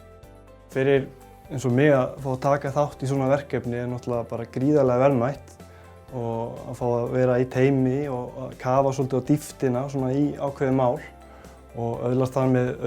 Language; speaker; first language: Icelandic; native; Icelandic